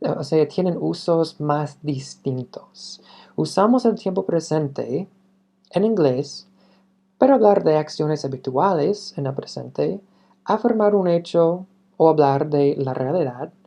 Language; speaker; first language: Spanish; non-native, fluent; English